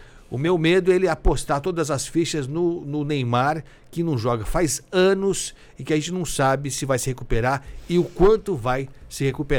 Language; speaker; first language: Portuguese; native; Portuguese